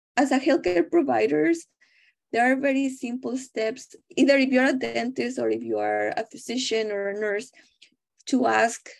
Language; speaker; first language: English; non-native, fluent; Spanish